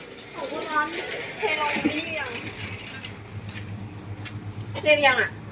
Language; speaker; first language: Thai; native; Thai